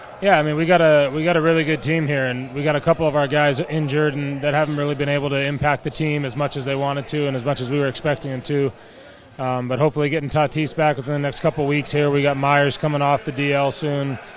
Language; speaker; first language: English; native; English